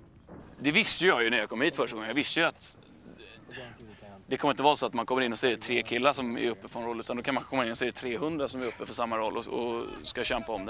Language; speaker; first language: Swedish; native; Swedish